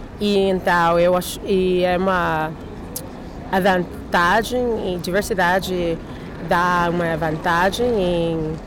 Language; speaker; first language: Portuguese; non-native, learner; English